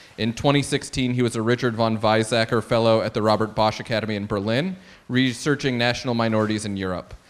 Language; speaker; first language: English; native; English